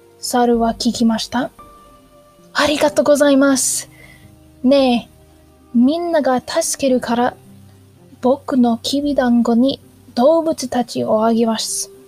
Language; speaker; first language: Japanese; non-native, learner; English